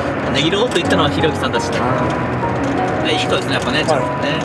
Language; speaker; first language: Japanese; native; Japanese